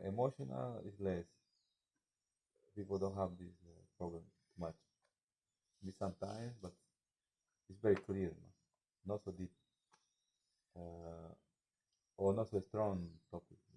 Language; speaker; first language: English; non-native, learner; Spanish